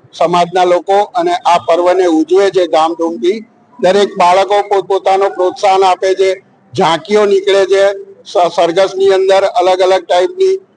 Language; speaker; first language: Gujarati; non-native, local second language; Sindhi